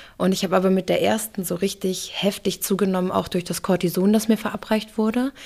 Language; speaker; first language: German; early bilingual, other home language; English